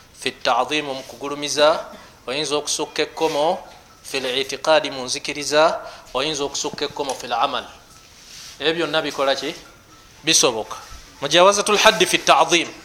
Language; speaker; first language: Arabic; non-native, fluent; Ganda